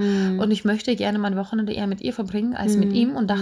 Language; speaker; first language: German; native; German